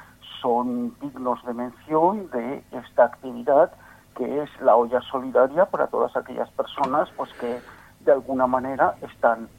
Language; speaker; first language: Spanish; native; Spanish